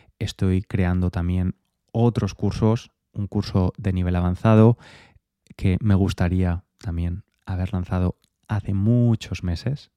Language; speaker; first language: Spanish; native; Spanish